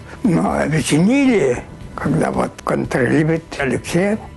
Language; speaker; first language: Russian; non-native, local second language; Yakut